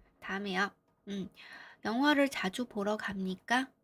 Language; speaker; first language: Korean; non-native, fluent; Chinese